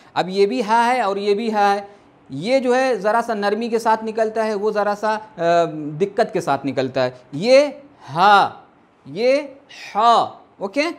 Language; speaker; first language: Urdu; native; Urdu